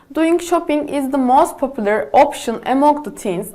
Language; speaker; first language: English; non-native, fluent; Turkish